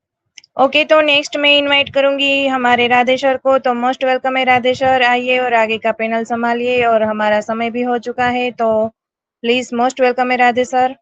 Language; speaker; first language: Hindi; native; Hindi